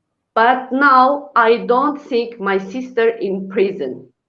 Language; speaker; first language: English; non-native, learner; Uyghur